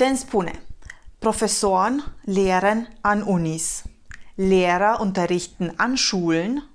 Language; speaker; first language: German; non-native, fluent; Romanian